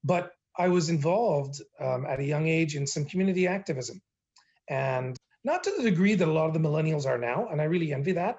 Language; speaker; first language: English; native; English